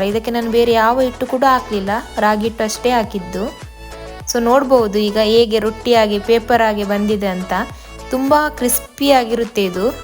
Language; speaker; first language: Kannada; non-native, local second language; Tulu